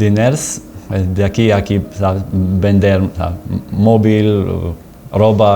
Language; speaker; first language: Catalan; non-native, learner; Arabic